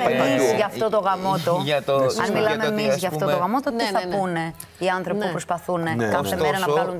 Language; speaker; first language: Greek; native; Greek